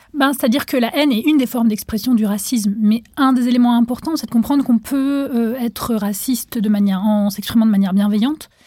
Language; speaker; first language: French; non-native, local second language; Arabic